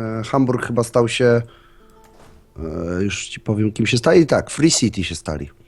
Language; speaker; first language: Polish; native; Polish